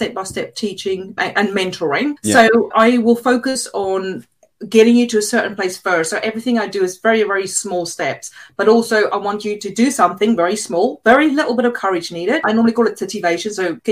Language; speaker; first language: English; non-native, local second language; Afrikaans